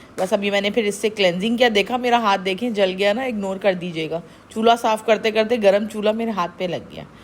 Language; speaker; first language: Urdu; native; Urdu